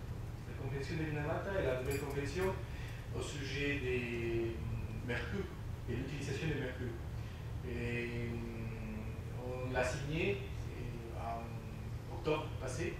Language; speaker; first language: French; non-native, fluent; Spanish